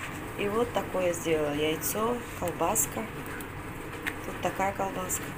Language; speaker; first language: Russian; native; Russian